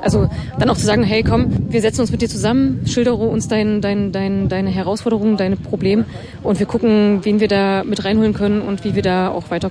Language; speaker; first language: German; native; German